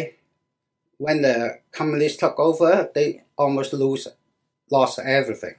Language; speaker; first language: English; non-native, learner; Cantonese